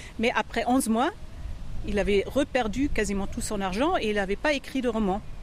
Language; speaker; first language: French; non-native, fluent; German